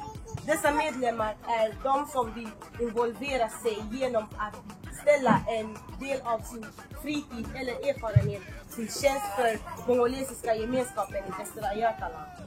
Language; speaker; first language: Swedish; non-native, fluent; Lingala